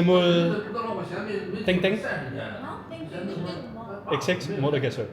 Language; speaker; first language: Korean; non-native, learner; Dutch